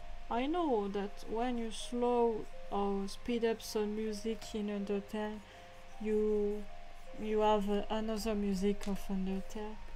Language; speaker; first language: English; non-native, fluent; French